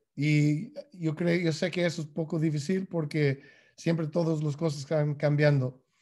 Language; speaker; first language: Spanish; non-native, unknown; English